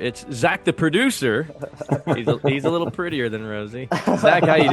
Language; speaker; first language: English; native; English